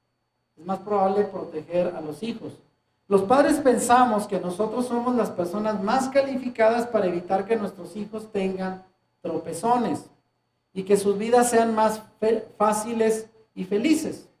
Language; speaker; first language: Spanish; native; Spanish